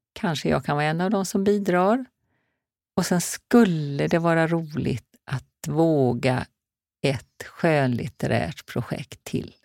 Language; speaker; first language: Swedish; native; Swedish